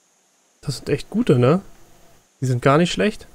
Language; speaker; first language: German; native; German